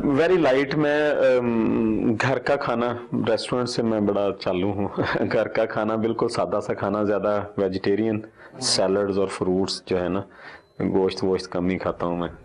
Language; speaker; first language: Urdu; non-native, local second language; Punjabi